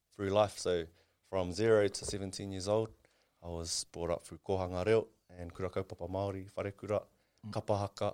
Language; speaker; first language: English; non-native, local second language; Māori